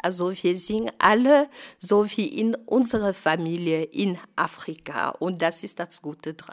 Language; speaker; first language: German; non-native, fluent; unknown